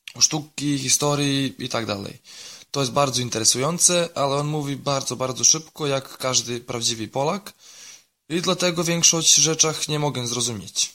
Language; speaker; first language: Polish; non-native, learner; Serbian